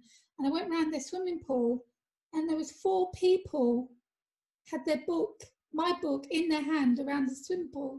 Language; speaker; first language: English; native; English